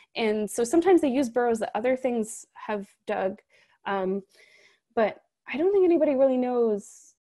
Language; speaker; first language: English; native; English